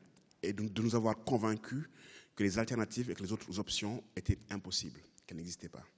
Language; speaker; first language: French; native; French